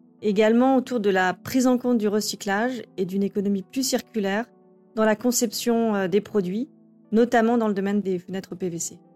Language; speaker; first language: French; native; French